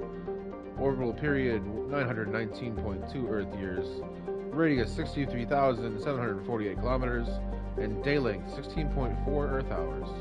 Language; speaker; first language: English; native; English